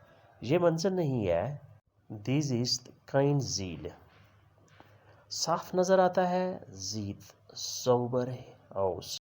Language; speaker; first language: German; non-native, learner; Urdu